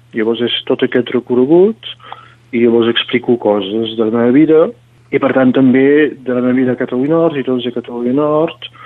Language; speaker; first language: Catalan; native; Catalan